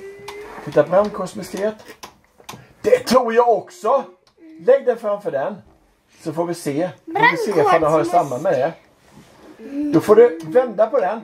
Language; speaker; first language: Swedish; native; Swedish